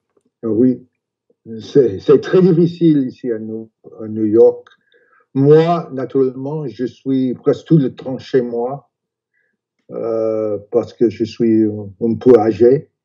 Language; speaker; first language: French; non-native, fluent; English